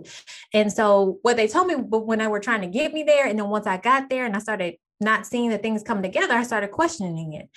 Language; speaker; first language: English; native; English